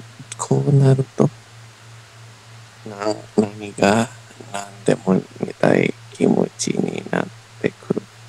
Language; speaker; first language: Japanese; non-native, learner; English